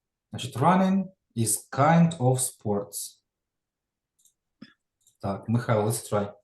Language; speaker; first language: English; non-native, fluent; Ukrainian